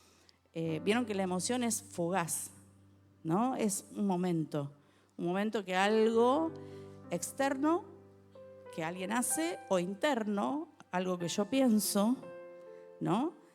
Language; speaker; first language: Spanish; native; Spanish